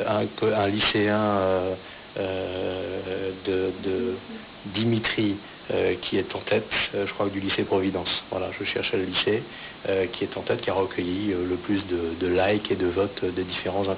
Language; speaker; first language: French; native; French